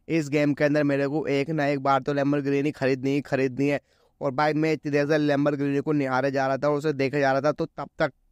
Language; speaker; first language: Hindi; native; Hindi